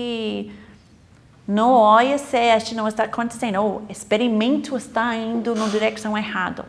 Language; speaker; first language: Portuguese; non-native, fluent; English